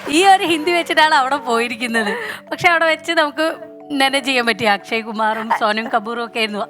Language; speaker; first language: Malayalam; native; Malayalam